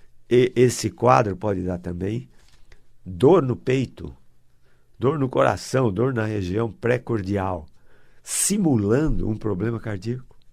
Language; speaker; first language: Portuguese; native; Portuguese